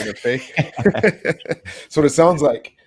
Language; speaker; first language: English; native; English